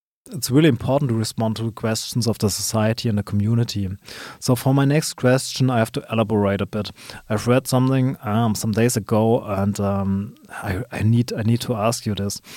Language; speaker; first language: English; non-native, fluent; German